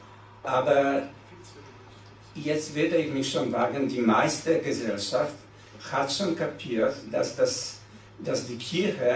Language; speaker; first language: German; non-native, fluent; Polish